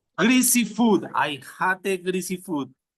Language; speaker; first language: English; non-native, learner; Spanish